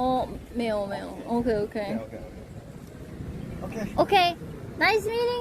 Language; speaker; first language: English; non-native, fluent; Korean